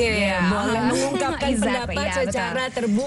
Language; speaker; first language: Indonesian; native; Indonesian